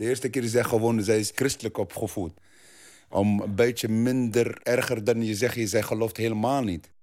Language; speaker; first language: Dutch; non-native, learner; Arabic